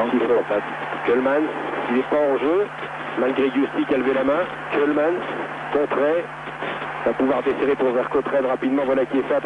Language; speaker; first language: French; native; French